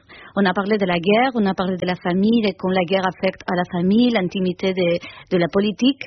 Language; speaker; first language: French; non-native, fluent; Spanish